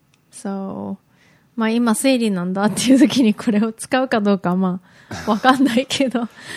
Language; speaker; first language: Japanese; native; Japanese